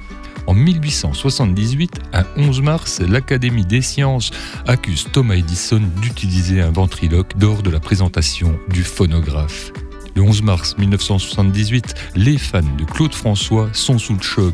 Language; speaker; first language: French; native; French